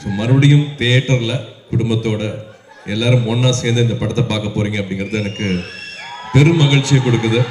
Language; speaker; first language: Tamil; native; Tamil